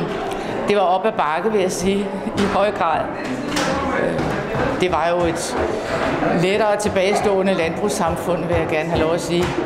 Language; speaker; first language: Danish; native; Danish